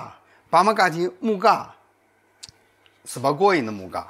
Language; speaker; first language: Russian; non-native, learner; Chinese